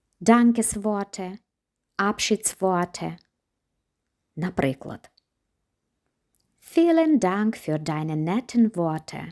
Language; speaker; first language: German; non-native, fluent; Ukrainian